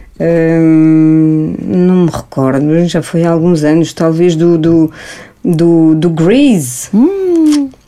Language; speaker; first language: Portuguese; early bilingual, heritage; Portuguese